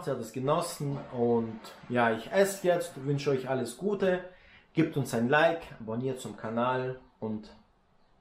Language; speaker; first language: German; native; German